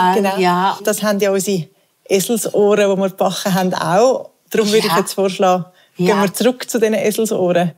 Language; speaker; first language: German; native; German